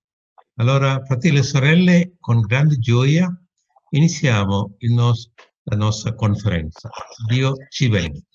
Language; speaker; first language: Italian; non-native, fluent; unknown